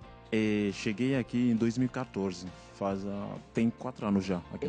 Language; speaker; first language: Portuguese; non-native, fluent; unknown